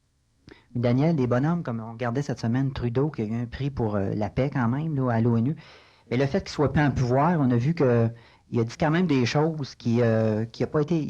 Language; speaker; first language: French; native; French